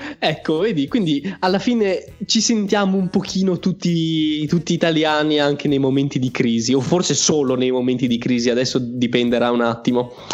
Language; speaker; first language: Italian; native; Italian